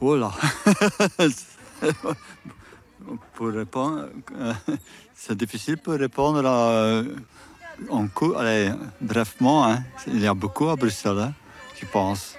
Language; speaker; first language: French; non-native, local second language; Dutch